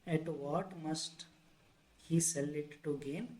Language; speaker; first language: English; non-native, local second language; Kannada